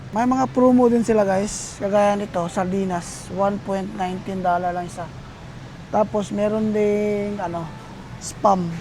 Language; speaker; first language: Filipino; non-native, local second language; Cebuano